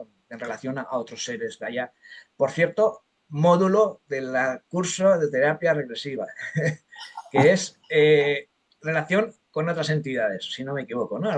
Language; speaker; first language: Spanish; native; Spanish